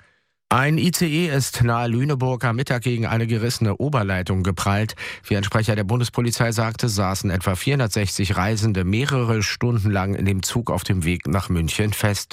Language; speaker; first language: German; native; German